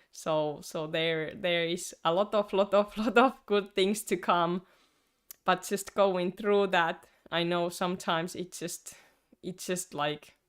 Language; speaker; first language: English; non-native, fluent; Finnish